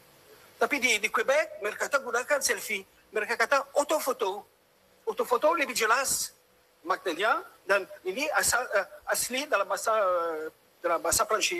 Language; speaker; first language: Indonesian; non-native, fluent; French